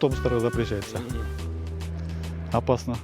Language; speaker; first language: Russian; non-native, local second language; Kyrgyz